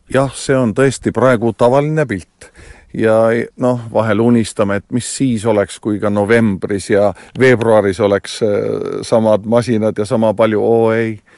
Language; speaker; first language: Estonian; native; Estonian